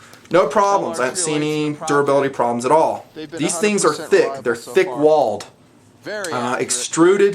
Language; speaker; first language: English; native; English